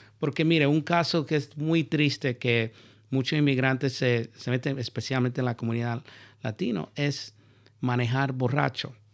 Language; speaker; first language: Spanish; early bilingual, heritage; Spanish